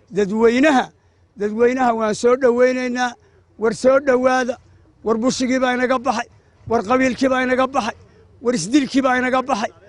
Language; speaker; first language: Somali; native; Somali